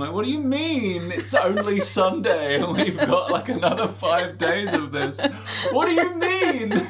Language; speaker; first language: English; native; English